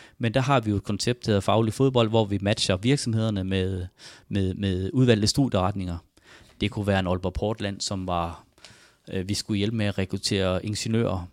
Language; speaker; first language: Danish; native; Danish